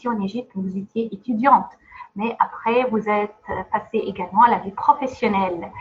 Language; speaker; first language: French; non-native, fluent; Arabic